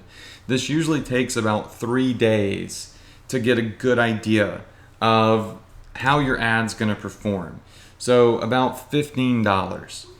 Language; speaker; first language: English; native; English